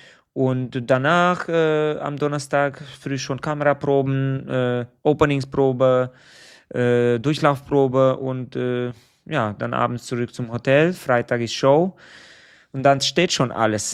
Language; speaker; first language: German; non-native, fluent; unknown